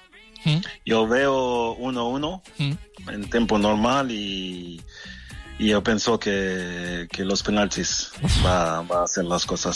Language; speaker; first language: Spanish; non-native, fluent; French